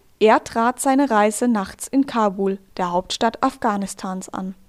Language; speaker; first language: German; native; German